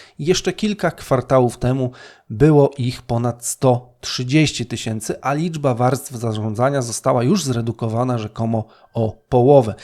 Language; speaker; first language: Polish; native; Polish